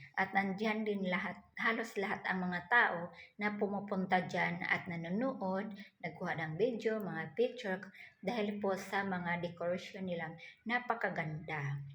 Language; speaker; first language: Filipino; non-native, local second language; Cebuano